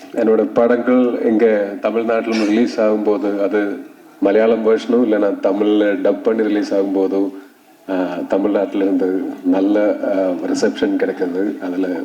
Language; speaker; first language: Tamil; non-native, learner; Malayalam